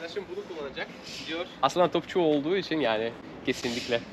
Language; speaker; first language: Turkish; non-native, fluent; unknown